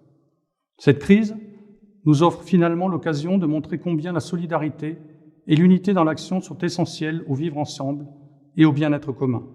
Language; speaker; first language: French; native; French